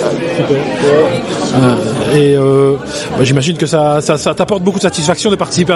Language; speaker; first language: French; native; French